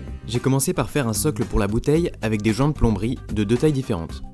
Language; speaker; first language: French; native; French